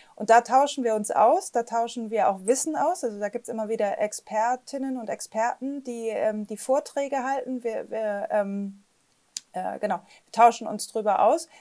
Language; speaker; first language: German; native; German